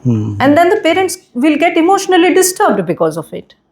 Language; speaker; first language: English; non-native, local second language; Hindi